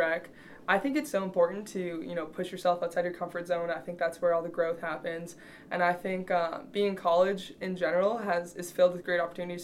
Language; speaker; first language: English; native; English